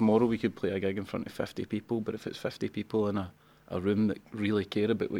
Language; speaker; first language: English; native; English